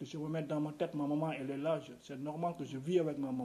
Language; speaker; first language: French; non-native, local second language; Wolof